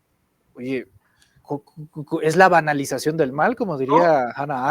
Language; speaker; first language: Spanish; native; Spanish